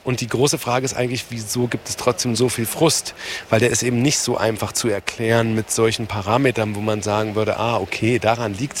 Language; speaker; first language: German; native; German